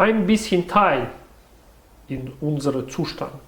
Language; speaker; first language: German; non-native, learner; Russian